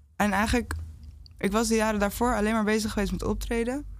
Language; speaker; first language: Dutch; native; Dutch